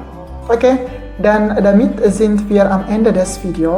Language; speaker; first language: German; non-native, fluent; Indonesian